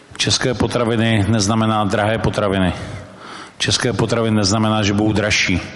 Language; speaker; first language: Czech; native; Czech